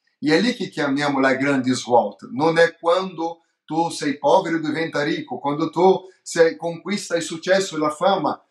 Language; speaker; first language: Italian; non-native, fluent; Portuguese